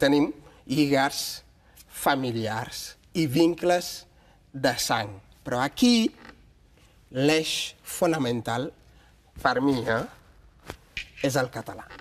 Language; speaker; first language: Catalan; non-native, fluent; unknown